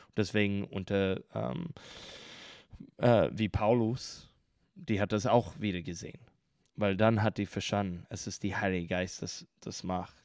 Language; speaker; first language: German; non-native, learner; English